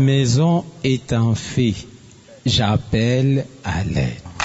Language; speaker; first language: French; non-native, learner; Lingala